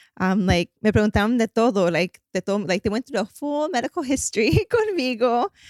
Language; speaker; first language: English; early bilingual, other home language; Spanish